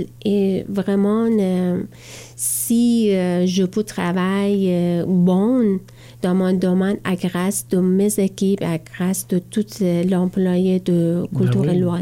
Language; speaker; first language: French; non-native, learner; Persian